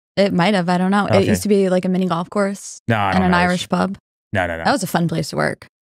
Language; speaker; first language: English; native; English